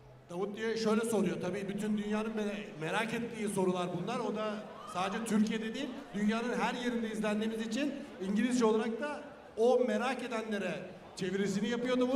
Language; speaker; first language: Turkish; native; Turkish